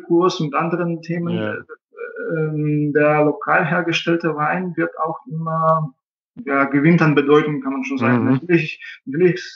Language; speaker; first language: German; non-native, fluent; Russian